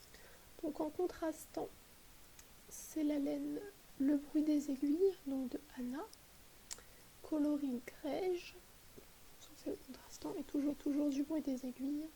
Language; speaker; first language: French; native; French